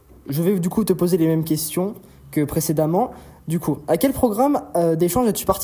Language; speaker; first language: French; native; French